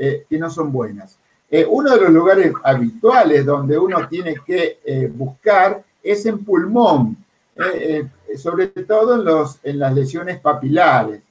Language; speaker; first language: Spanish; native; Spanish